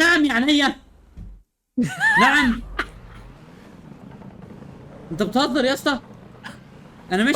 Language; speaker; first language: Arabic; native; Arabic